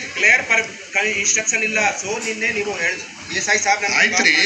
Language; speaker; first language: Kannada; non-native, learner; Hindi